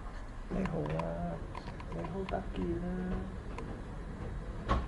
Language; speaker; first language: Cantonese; non-native, learner; English